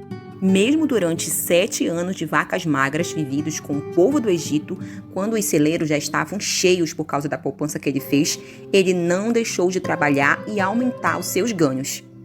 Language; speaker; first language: Portuguese; native; Portuguese